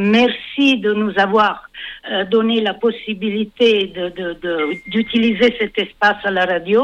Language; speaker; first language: French; non-native, fluent; Italian